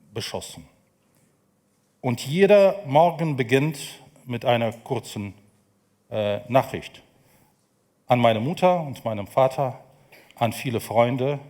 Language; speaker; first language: German; non-native, fluent; Ukrainian